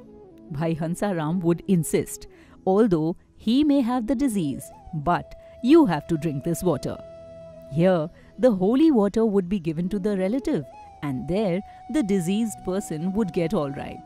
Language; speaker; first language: English; non-native, local second language; Hindi